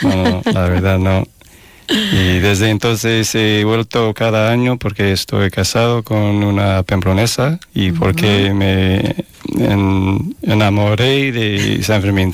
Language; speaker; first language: Spanish; non-native, fluent; English